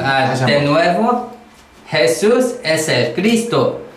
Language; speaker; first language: Spanish; non-native, learner; Korean